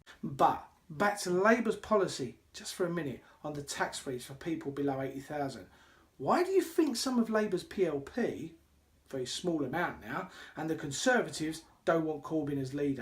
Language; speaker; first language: English; native; English